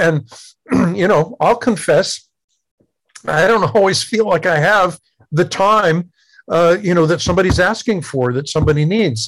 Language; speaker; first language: English; native; English